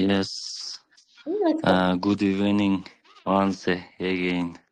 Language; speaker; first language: English; non-native, learner; Kyrgyz